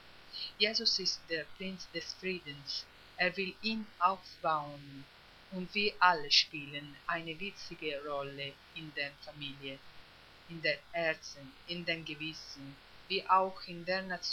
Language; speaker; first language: German; non-native, fluent; Italian